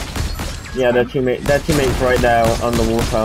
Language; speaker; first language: English; native; English